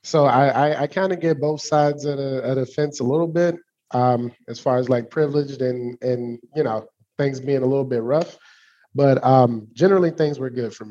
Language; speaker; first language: English; native; English